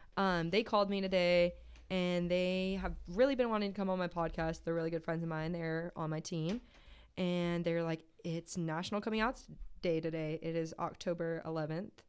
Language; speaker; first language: English; native; English